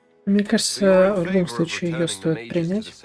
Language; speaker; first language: Russian; native; Russian